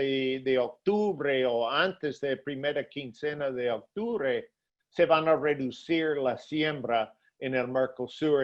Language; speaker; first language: Spanish; non-native, fluent; English